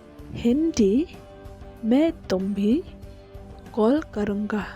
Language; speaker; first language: Hindi; non-native, local second language; Khasi